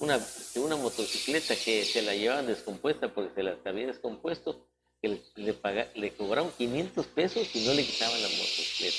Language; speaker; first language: Spanish; native; Spanish